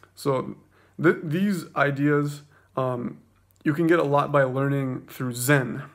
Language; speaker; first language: English; native; English